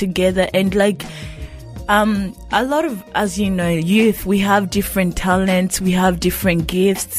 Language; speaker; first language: English; non-native, local second language; Rundi